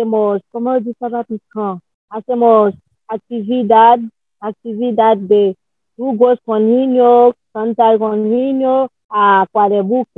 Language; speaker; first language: Spanish; non-native, learner; Haitian Creole